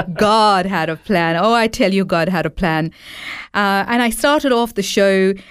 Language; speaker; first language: English; native; English